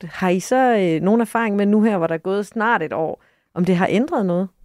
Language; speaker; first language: Danish; native; Danish